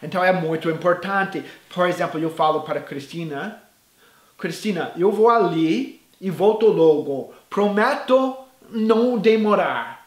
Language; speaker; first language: Portuguese; non-native, fluent; English